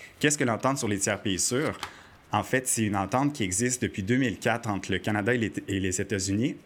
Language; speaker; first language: French; native; French